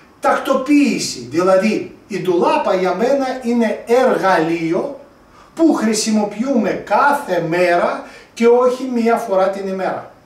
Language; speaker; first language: Greek; non-native, fluent; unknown